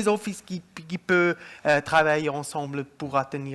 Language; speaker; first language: French; non-native, local second language; German